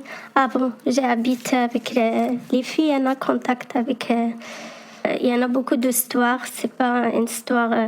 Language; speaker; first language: French; non-native, learner; Arabic